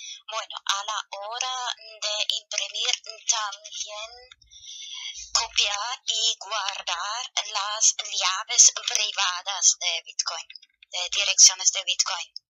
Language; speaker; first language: Spanish; non-native, fluent; German